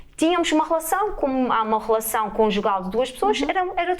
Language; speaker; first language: Portuguese; native; Portuguese